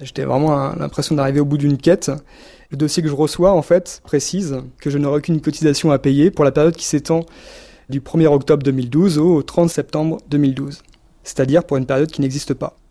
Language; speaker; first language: French; native; French